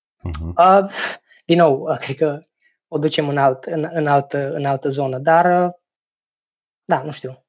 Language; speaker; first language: Romanian; native; Romanian